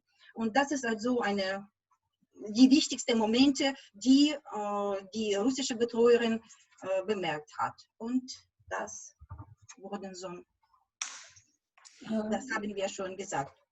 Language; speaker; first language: German; non-native, fluent; Russian